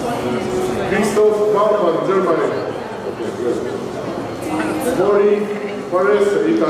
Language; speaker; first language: English; non-native, fluent; Polish